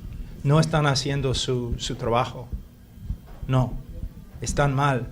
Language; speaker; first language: Spanish; non-native, fluent; English